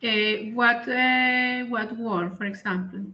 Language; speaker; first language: English; non-native, learner; Spanish